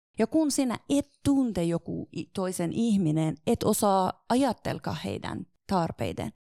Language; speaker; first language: Finnish; non-native, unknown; Persian